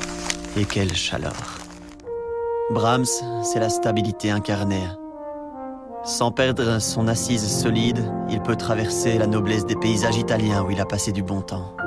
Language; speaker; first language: French; native; French